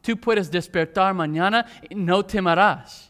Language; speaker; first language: Spanish; non-native, fluent; English